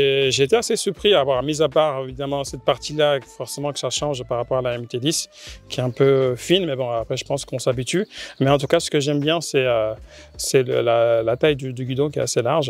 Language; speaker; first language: French; native; French